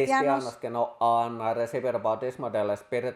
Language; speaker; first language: Spanish; non-native, fluent; Finnish